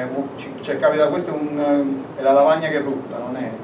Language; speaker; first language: Italian; native; Italian